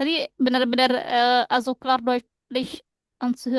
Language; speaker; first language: German; non-native, fluent; Indonesian